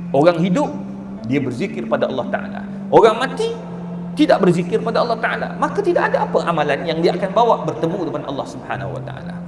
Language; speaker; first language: Malay; native; Malay